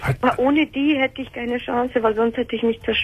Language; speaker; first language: German; early bilingual, other home language; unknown